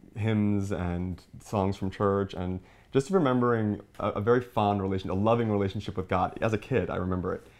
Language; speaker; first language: English; native; English